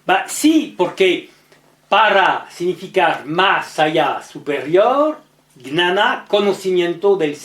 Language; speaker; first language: Spanish; non-native, learner; French